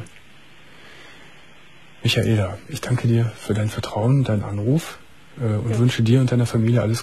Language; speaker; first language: German; native; German